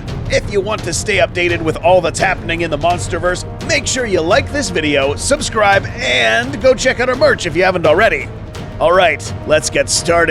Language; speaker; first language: English; native; English